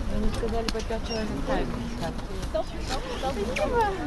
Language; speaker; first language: Russian; native; Russian